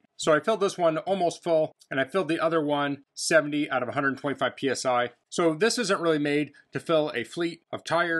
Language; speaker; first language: English; native; English